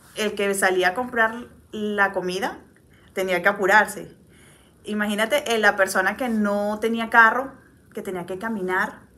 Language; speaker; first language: Spanish; native; Spanish